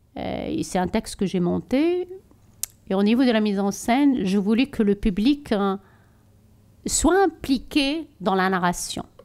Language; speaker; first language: French; non-native, local second language; Tachelhit